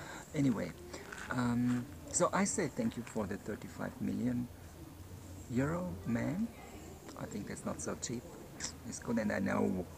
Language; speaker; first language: English; non-native, fluent; German